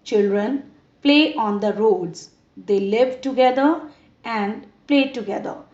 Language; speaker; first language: English; non-native, local second language; Punjabi